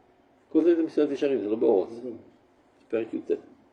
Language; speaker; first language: Hebrew; non-native, fluent; French